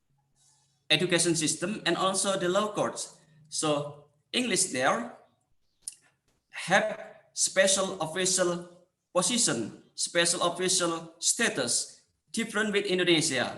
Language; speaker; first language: English; non-native, fluent; Indonesian